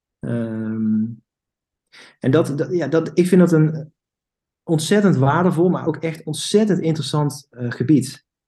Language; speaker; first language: Dutch; native; Dutch